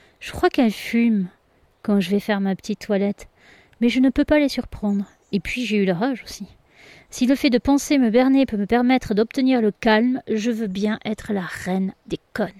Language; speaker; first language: French; native; French